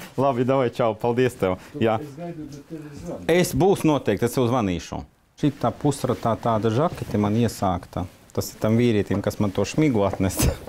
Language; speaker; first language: Latvian; early bilingual, other home language; Ukrainian